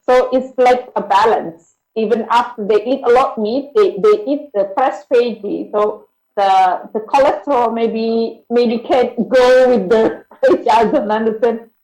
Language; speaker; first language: English; non-native, learner; Indonesian